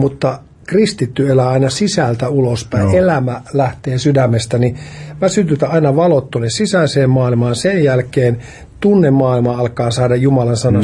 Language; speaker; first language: Finnish; native; Finnish